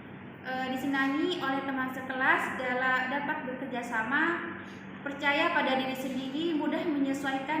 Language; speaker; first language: Indonesian; non-native, local second language; Madurese